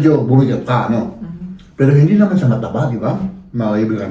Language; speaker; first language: Filipino; non-native, fluent; German